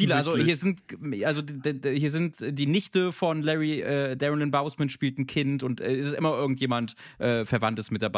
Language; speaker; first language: German; native; German